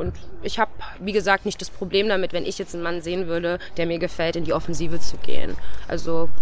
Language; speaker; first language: German; native; German